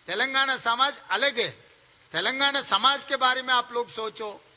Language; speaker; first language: Hindi; non-native, local second language; Telugu